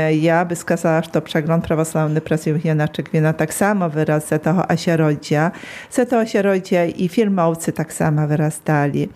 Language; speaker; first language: Polish; non-native, local second language; Belarusian